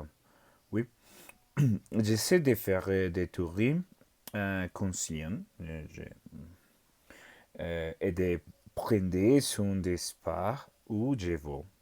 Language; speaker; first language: French; non-native, learner; Spanish